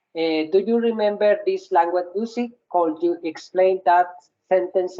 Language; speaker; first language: English; non-native, learner; Spanish